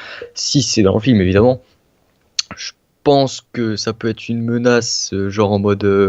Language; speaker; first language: French; native; French